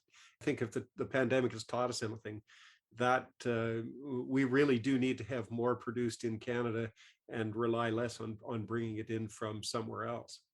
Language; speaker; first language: English; native; English